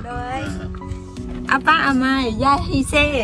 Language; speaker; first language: Chinese; non-native, learner; Lao